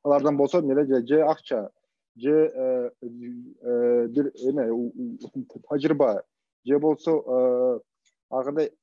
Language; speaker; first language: Kyrgyz; non-native, local second language; Russian